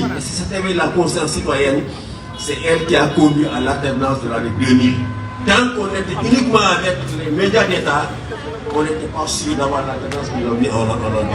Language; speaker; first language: French; non-native, local second language; Wolof